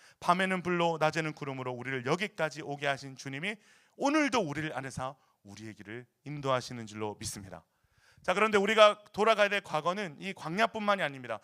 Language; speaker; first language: Korean; native; Korean